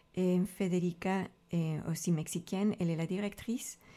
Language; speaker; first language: French; non-native, fluent; Spanish